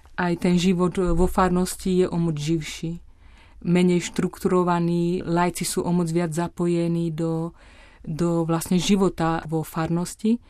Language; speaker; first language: Slovak; native; Slovak